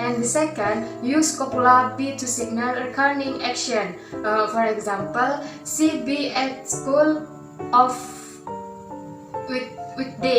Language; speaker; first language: English; non-native, learner; Indonesian